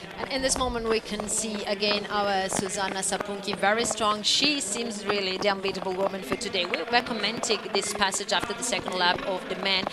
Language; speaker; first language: English; non-native, fluent; Italian